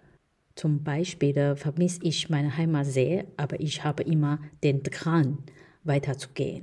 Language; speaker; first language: German; non-native, fluent; Chinese